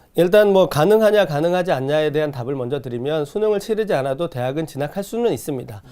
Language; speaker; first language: Korean; native; Korean